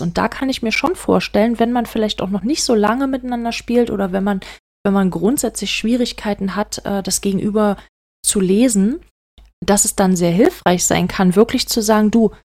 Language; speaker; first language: German; native; German